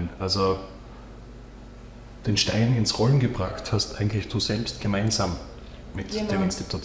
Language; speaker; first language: German; native; German